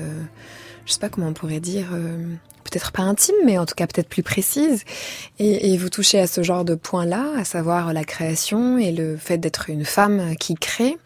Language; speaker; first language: French; native; French